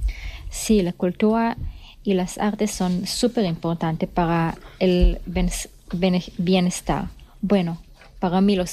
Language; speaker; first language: Spanish; non-native, learner; Hebrew